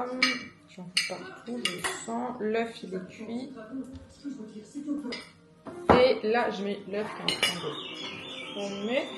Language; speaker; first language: French; native; French